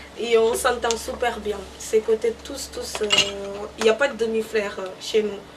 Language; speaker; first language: French; non-native, learner; Portuguese